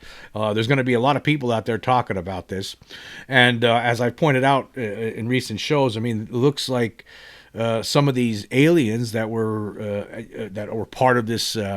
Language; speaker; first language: English; native; English